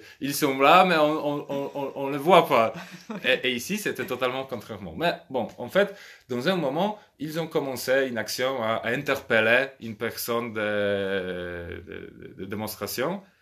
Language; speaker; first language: French; non-native, fluent; Polish